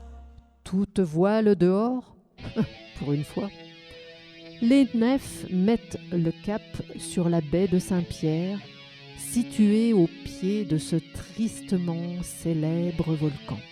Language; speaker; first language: French; native; French